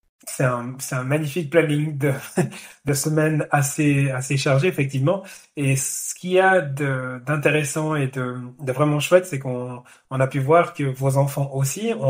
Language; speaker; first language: French; native; French